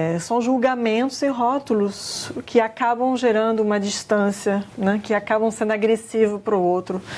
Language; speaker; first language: Portuguese; non-native, fluent; French